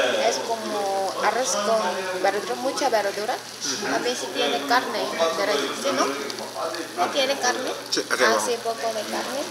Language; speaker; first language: Spanish; non-native, learner; Korean